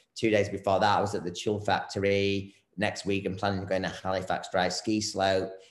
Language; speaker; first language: English; native; English